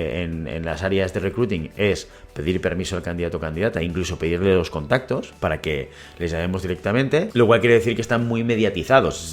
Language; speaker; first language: Spanish; native; Spanish